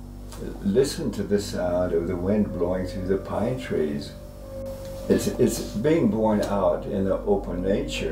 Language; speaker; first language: English; native; English